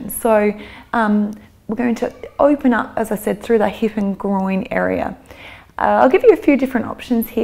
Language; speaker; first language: English; native; English